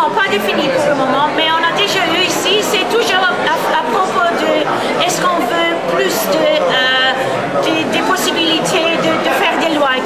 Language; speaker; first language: French; non-native, fluent; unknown